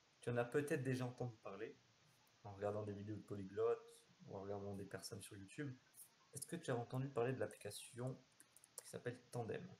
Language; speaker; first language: French; native; French